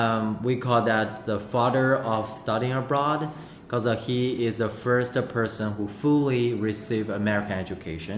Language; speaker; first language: English; non-native, fluent; Chinese